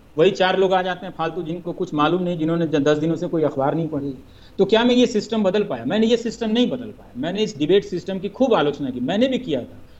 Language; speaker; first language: Hindi; native; Hindi